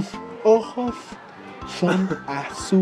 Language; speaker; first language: Spanish; native; Spanish